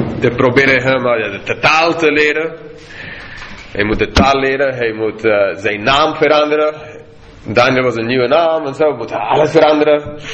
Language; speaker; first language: Dutch; non-native, fluent; English